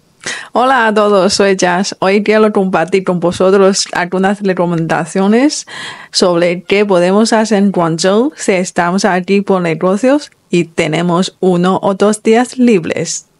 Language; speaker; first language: Spanish; non-native, fluent; Chinese